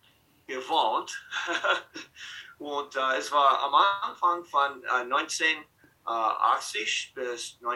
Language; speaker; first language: German; non-native, fluent; English